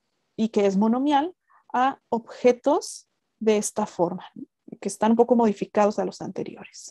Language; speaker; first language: Spanish; native; Spanish